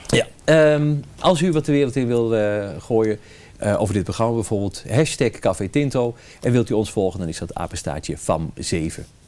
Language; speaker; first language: Dutch; native; Dutch